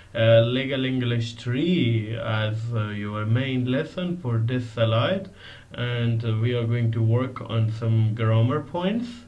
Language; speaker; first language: English; non-native, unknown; Persian